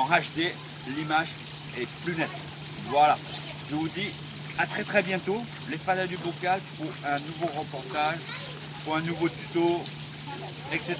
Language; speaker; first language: French; early bilingual, other home language; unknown